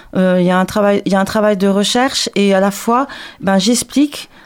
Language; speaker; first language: French; native; French